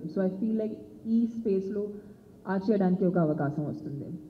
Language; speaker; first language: Telugu; non-native, fluent; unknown